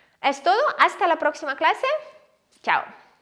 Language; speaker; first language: Spanish; non-native, fluent; Ukrainian